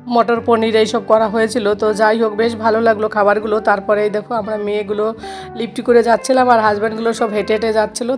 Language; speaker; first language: Bangla; native; Bangla